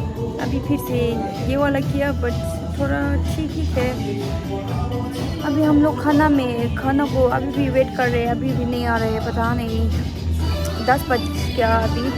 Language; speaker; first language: Hindi; non-native, learner; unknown